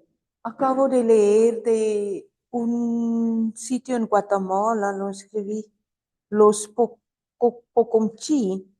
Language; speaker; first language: Spanish; non-native, fluent; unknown